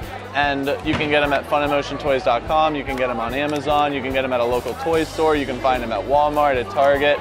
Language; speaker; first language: English; native; English